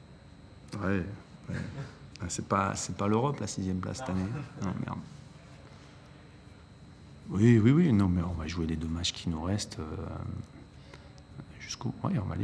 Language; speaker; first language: French; native; French